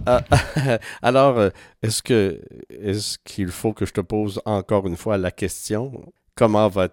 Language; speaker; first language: French; native; French